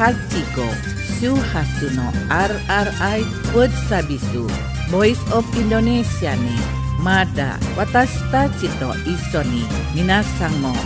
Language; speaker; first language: Japanese; non-native, fluent; Indonesian